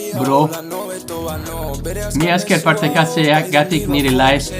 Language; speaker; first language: Basque; non-native, learner; English